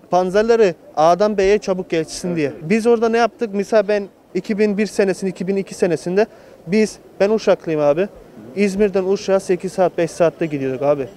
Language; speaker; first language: Turkish; early bilingual, heritage; Turkish